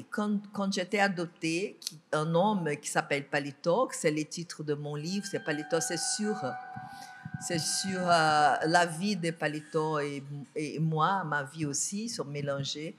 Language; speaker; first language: French; non-native, fluent; Portuguese